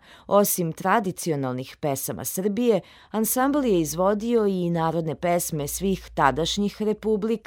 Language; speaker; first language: Serbian; native; Serbian